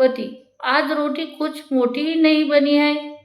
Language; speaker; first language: Hindi; non-native, local second language; Marathi